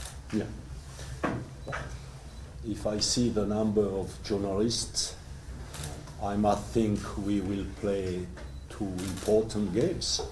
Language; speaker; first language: English; non-native, learner; French